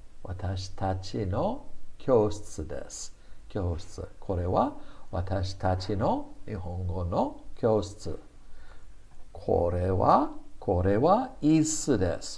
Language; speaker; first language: Japanese; non-native, fluent; English